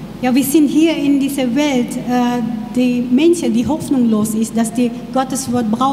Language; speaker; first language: German; non-native, learner; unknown